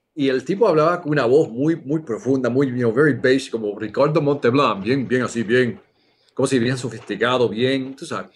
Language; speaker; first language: Spanish; early bilingual, heritage; Spanish